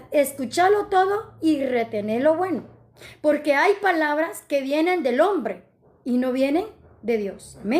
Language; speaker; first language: Spanish; native; Spanish